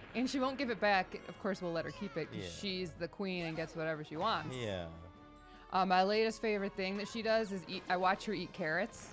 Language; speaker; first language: English; native; English